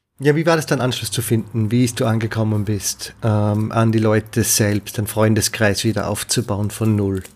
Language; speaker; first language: German; native; German